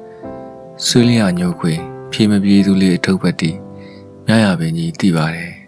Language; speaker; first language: Burmese; native; Burmese